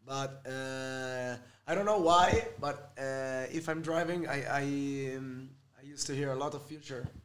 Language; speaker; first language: English; non-native, fluent; Italian